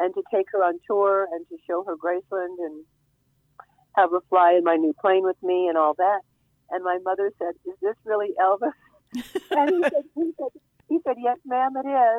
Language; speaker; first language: English; native; English